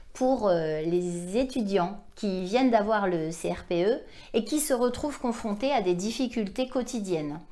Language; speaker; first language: French; native; French